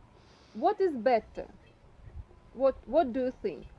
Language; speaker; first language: English; non-native, learner; Russian